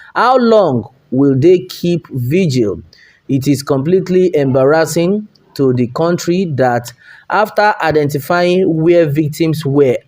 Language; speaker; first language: English; non-native, local second language; Yoruba